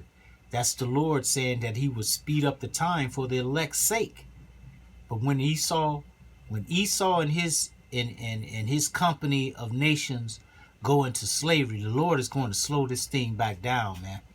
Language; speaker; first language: English; native; English